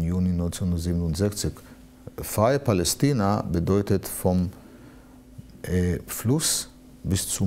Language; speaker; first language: German; non-native, fluent; Hebrew